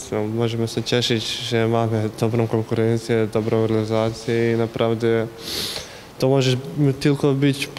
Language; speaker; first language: Polish; non-native, learner; Bosnian